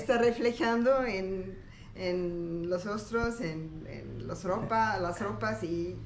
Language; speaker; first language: Spanish; non-native, learner; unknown